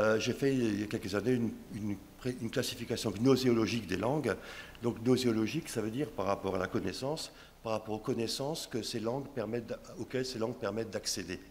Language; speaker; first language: French; non-native, local second language; Swiss German